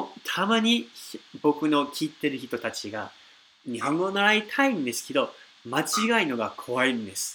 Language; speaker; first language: Japanese; non-native, fluent; English